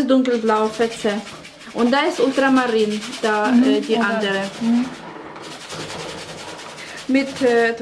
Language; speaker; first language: German; non-native, fluent; Russian